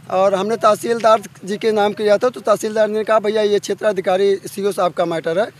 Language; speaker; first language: Hindi; native; Hindi